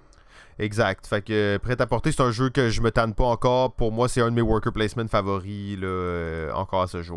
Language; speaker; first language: French; native; French